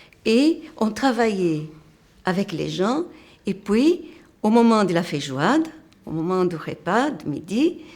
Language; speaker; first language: French; non-native, fluent; Portuguese